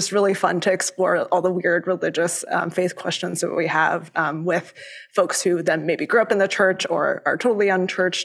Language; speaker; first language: English; early bilingual, other home language; Cantonese